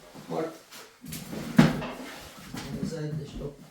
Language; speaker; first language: German; native; German